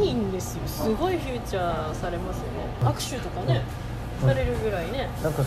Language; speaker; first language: Japanese; native; Japanese